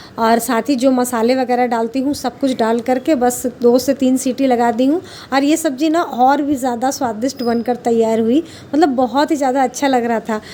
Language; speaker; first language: Hindi; native; Hindi